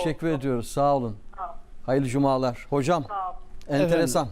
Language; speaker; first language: Turkish; native; Turkish